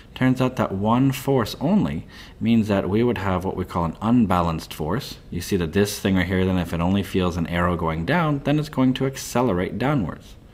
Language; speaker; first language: English; native; English